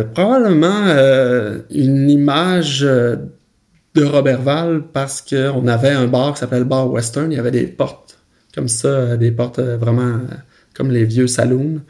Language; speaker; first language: French; native; French